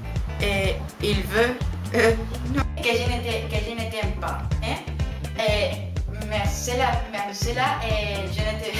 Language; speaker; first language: French; non-native, learner; Spanish